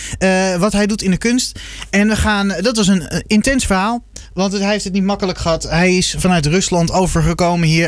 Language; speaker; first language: Dutch; native; Dutch